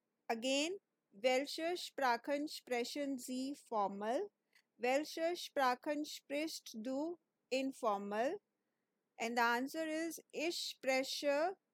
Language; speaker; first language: German; non-native, fluent; Hindi